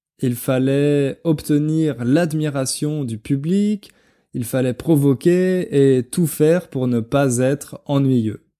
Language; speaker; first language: French; native; French